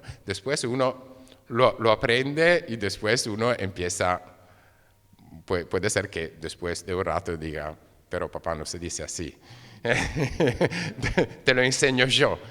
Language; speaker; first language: Spanish; non-native, fluent; Italian